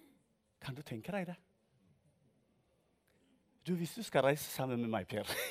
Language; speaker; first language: Norwegian; non-native, fluent; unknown